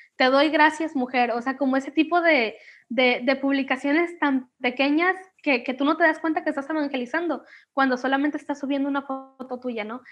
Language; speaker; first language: Spanish; native; Spanish